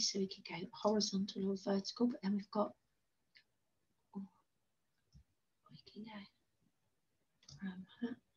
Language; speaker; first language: English; native; English